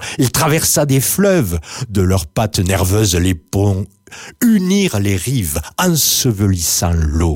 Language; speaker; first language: French; native; French